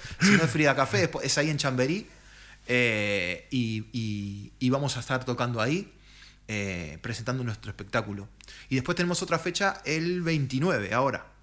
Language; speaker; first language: Spanish; native; Spanish